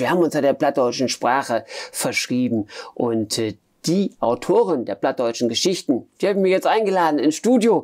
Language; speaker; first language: German; native; German